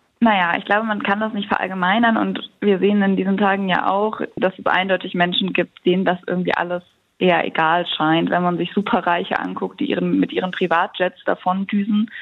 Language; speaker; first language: German; native; German